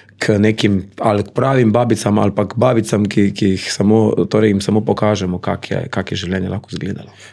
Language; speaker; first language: Slovenian; native; Slovenian